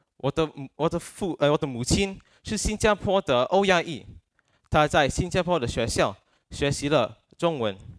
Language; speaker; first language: Chinese; non-native, local second language; English